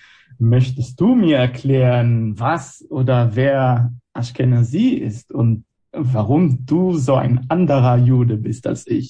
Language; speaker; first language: German; non-native, fluent; Hebrew